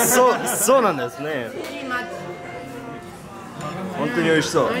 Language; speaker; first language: Japanese; non-native, learner; German